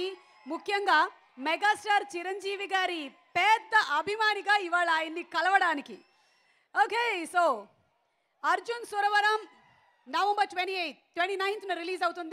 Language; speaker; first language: Telugu; native; Telugu